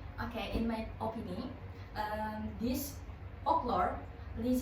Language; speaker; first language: English; non-native, learner; Indonesian